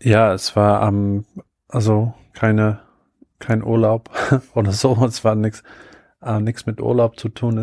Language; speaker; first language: German; non-native, fluent; English